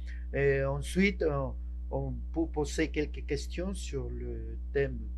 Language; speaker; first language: French; non-native, fluent; Spanish